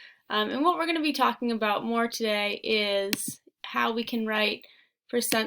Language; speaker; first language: English; native; English